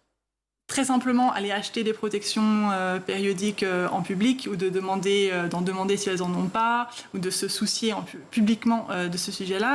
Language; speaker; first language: French; native; French